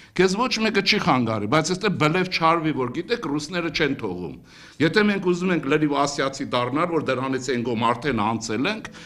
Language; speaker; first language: Armenian; native; Armenian